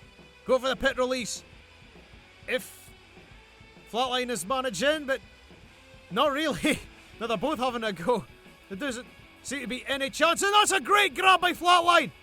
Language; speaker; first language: English; native; English